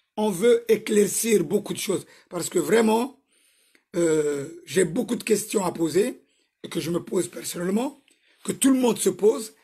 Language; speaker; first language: French; non-native, local second language; Somali